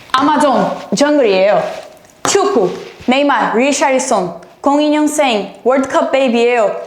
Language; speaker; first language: Korean; non-native, fluent; Portuguese